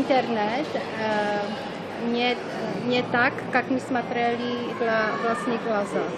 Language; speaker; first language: Russian; non-native, learner; Czech